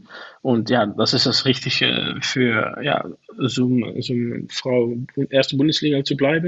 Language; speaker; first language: German; non-native, learner; Dutch